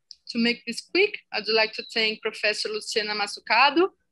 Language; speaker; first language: English; non-native, fluent; Portuguese